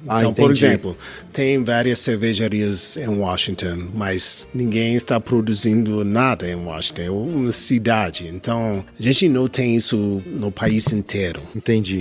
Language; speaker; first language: Portuguese; non-native, learner; English